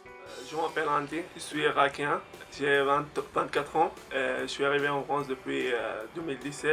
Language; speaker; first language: French; non-native, fluent; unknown